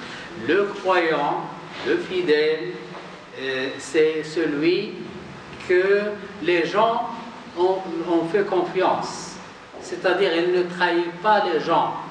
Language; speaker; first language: French; non-native, local second language; Arabic